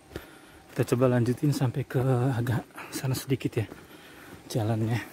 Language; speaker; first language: Indonesian; native; Indonesian